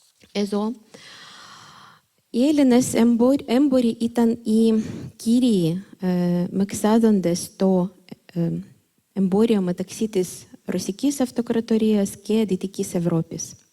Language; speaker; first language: Greek; non-native, fluent; Ukrainian